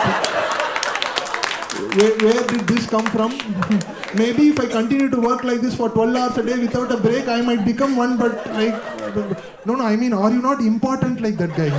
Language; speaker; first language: English; non-native, local second language; Tamil